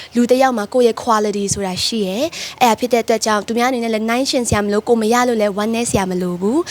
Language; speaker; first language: Burmese; native; Burmese